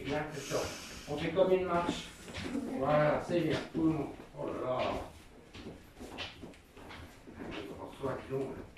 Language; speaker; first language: French; native; French